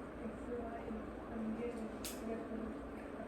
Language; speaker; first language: Korean; native; Korean